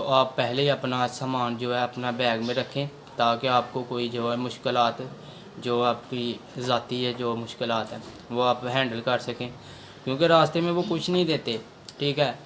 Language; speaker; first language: Urdu; non-native, local second language; Punjabi